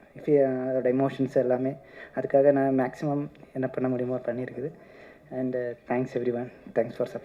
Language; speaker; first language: Tamil; non-native, learner; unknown